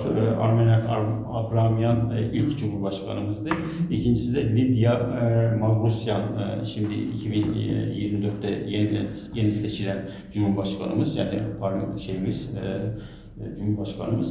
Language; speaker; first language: Turkish; native; Turkish